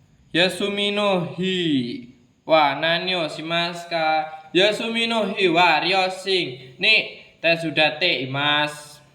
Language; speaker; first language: Japanese; non-native, learner; Indonesian